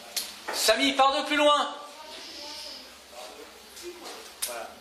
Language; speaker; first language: French; native; French